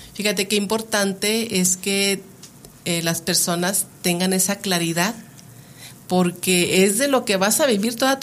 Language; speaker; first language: Spanish; native; Spanish